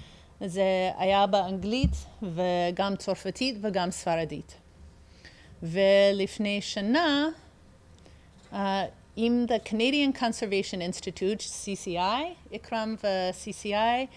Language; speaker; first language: Hebrew; early bilingual, heritage; English